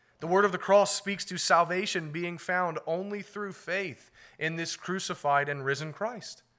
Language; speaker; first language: English; native; English